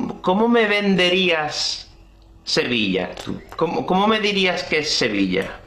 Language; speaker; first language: Spanish; native; Spanish